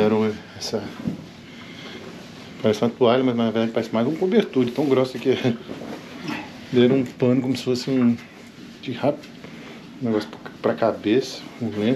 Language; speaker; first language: Portuguese; native; Portuguese